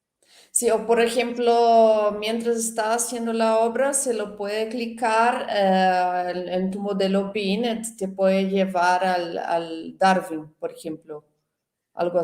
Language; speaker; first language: Spanish; non-native, fluent; Portuguese